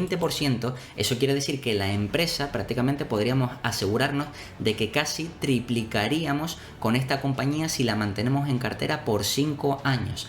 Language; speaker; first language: Spanish; native; Spanish